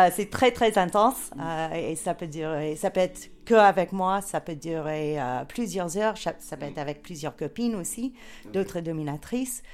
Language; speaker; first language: French; native; French